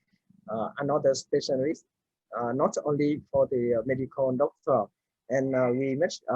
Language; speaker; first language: English; non-native, learner; Vietnamese